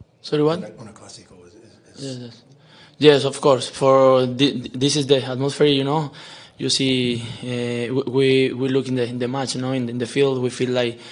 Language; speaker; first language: English; non-native, learner; Spanish